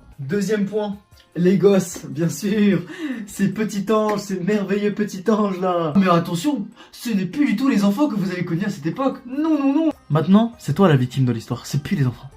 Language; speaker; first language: French; native; French